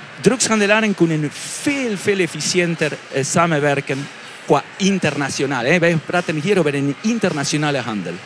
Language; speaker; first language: Dutch; non-native, fluent; Spanish